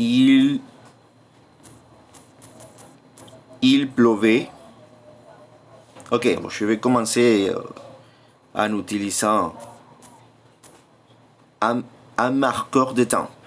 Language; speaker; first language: French; non-native, fluent; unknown